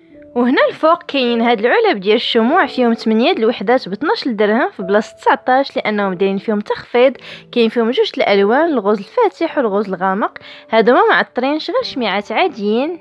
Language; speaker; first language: Arabic; native; Arabic